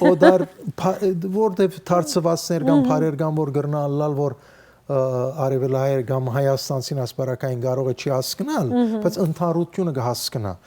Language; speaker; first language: Armenian; early bilingual, heritage; Armenian